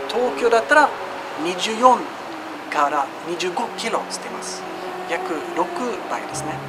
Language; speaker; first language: Japanese; non-native, fluent; Swedish